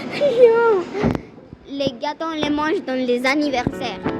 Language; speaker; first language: French; non-native, fluent; Spanish